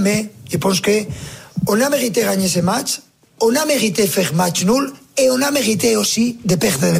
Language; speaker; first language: French; non-native, fluent; Spanish